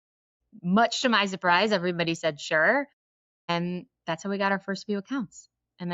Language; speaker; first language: English; native; English